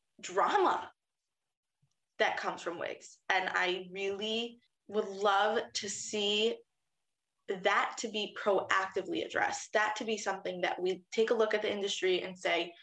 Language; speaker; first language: English; native; English